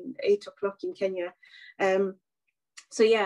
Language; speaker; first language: English; non-native, local second language; Kikuyu